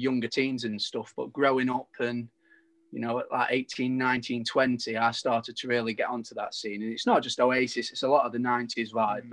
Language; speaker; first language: English; native; English